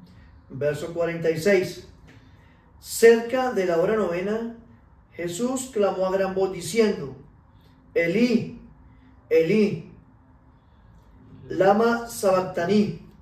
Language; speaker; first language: Spanish; native; Spanish